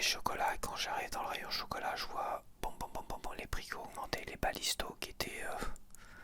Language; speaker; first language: French; native; French